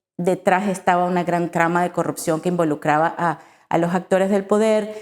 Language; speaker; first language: Spanish; native; Spanish